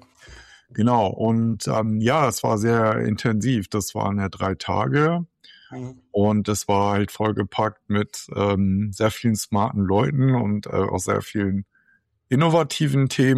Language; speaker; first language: German; native; German